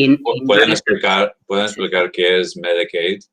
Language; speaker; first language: Spanish; non-native, fluent; English